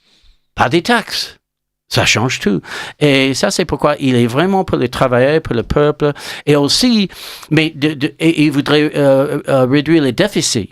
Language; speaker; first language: French; non-native, learner; English